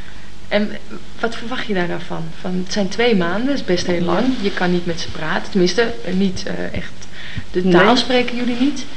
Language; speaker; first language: Dutch; native; Dutch